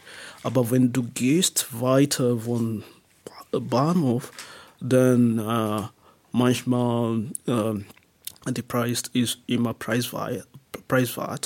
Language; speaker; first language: German; non-native, learner; English